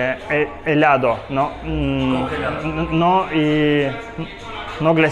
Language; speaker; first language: Spanish; non-native, learner; Russian